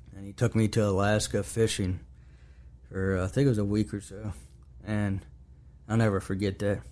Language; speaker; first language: English; native; English